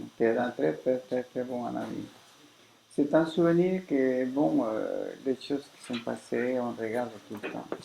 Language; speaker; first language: French; non-native, fluent; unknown